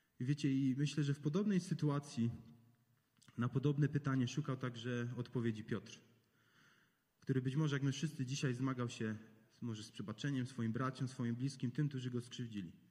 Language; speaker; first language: Polish; native; Polish